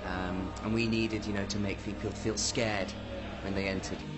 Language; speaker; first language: English; native; English